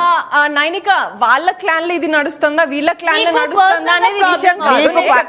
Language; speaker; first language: Telugu; native; Telugu